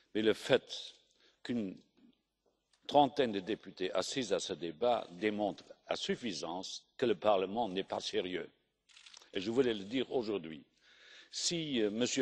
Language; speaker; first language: French; non-native, local second language; Luxembourgish